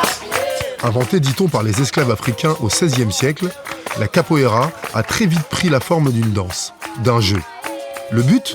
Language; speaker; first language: French; native; French